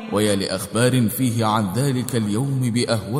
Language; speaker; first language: Arabic; native; Arabic